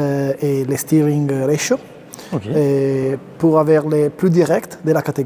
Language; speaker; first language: French; non-native, learner; Italian